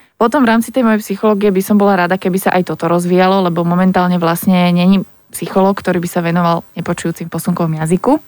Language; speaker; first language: Slovak; native; Slovak